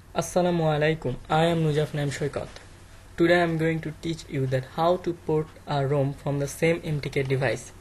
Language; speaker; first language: English; non-native, learner; Bangla